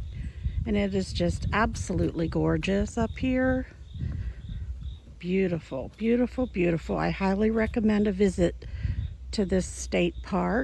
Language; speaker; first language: English; native; English